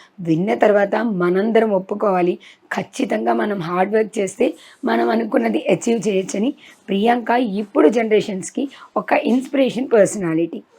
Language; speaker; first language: Telugu; native; Telugu